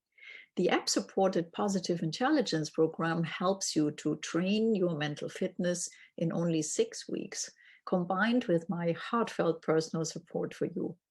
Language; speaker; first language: English; non-native, fluent; German